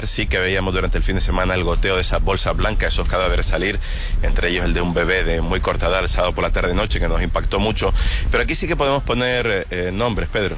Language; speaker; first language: Spanish; native; Spanish